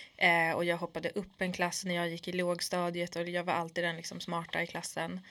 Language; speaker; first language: Swedish; early bilingual, other home language; Kurdish